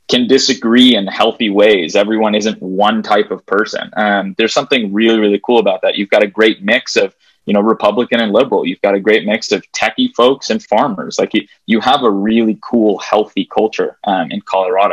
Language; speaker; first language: English; native; English